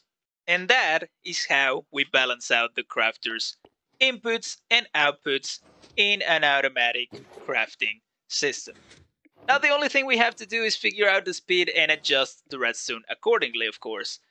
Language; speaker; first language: English; non-native, fluent; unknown